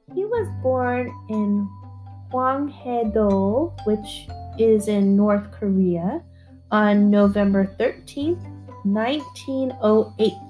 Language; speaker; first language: English; early bilingual, other home language; Korean